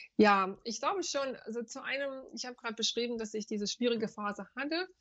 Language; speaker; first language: German; non-native, fluent; English